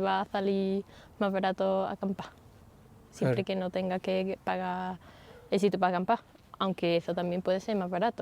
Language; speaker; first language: Spanish; non-native, fluent; English